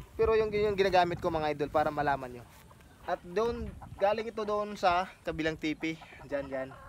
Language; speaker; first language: Filipino; non-native, local second language; Cebuano